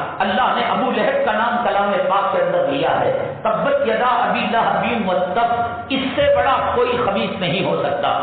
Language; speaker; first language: Urdu; native; Urdu